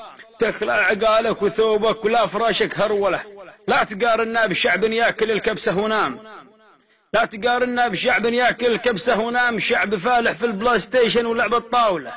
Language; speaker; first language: Arabic; native; Arabic